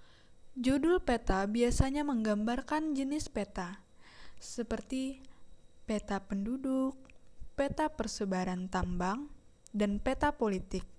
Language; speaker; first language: Indonesian; native; Indonesian